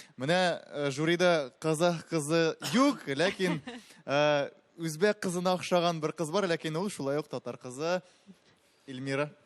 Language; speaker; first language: Tatar; native; Tatar